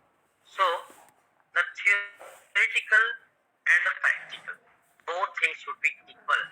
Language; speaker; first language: English; non-native, local second language; Hindi